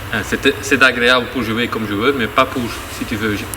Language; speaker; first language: French; non-native, learner; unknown